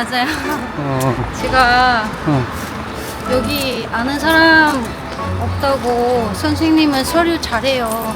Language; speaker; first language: Korean; non-native, learner; Vietnamese